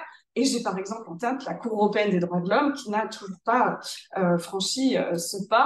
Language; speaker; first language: French; native; French